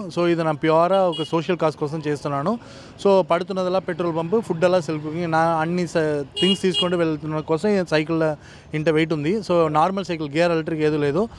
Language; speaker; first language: Telugu; non-native, learner; Tamil